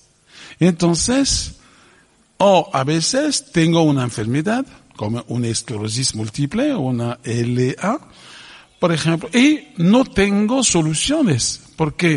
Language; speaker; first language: Spanish; non-native, fluent; French